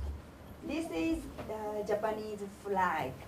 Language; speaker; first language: English; non-native, learner; Japanese